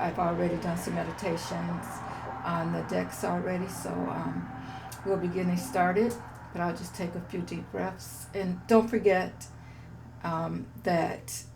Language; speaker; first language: English; native; English